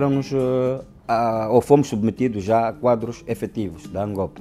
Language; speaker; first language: Portuguese; native; Portuguese